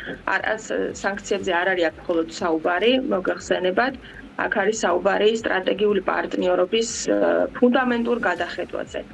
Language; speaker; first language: Georgian; native; Georgian